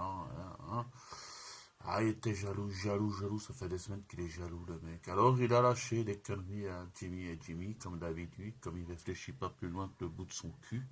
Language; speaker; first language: French; native; French